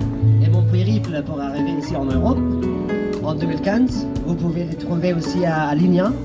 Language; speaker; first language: French; non-native, fluent; Persian